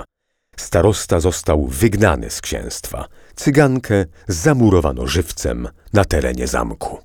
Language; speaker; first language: Polish; native; Polish